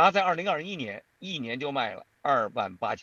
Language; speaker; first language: Chinese; native; Chinese